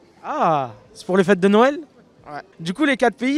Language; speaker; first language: French; native; French